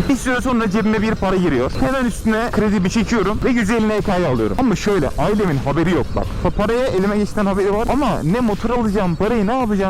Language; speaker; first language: Turkish; native; Turkish